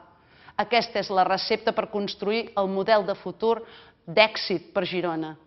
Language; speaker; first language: Catalan; native; Catalan